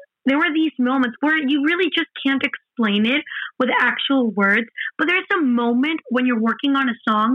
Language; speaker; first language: English; non-native, fluent; Spanish